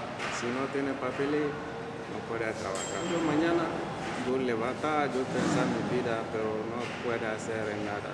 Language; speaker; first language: Spanish; non-native, learner; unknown